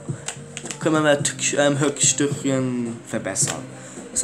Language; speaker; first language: German; early bilingual, other home language; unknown